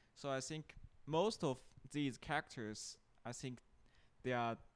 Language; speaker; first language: English; non-native, fluent; Chinese